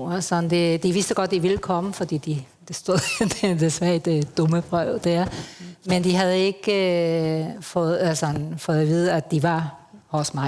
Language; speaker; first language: Danish; non-native, fluent; Spanish